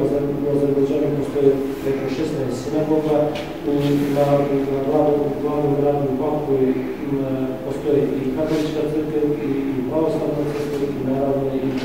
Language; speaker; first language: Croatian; non-native, fluent; Azerbaijani